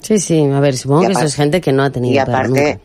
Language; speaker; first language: Spanish; native; Spanish